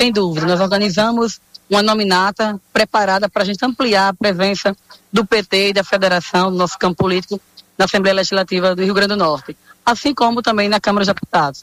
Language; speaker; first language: Portuguese; native; Portuguese